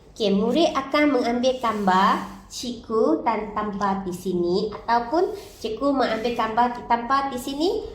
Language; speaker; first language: Malay; non-native, local second language; Chinese